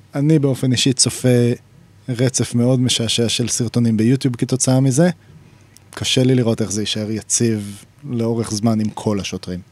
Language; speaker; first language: Hebrew; native; Hebrew